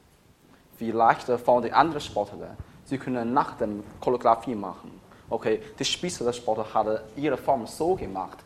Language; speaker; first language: German; non-native, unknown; Chinese